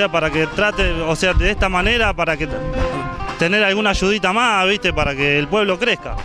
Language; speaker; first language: Spanish; native; Spanish